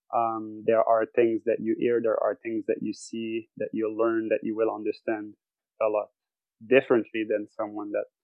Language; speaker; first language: English; non-native, fluent; French